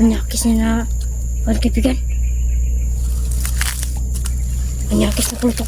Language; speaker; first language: Filipino; non-native, local second language; Cebuano